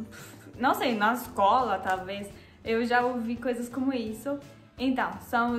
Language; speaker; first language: Portuguese; non-native, learner; German